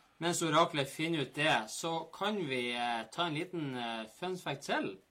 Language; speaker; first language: Norwegian; native; Norwegian